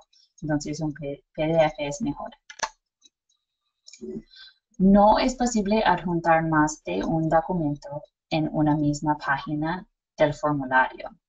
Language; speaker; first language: Spanish; non-native, fluent; English